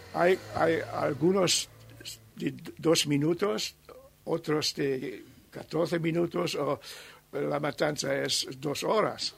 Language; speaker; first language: Spanish; non-native, learner; German